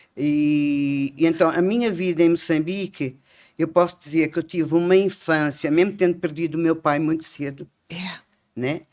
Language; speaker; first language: Portuguese; native; Portuguese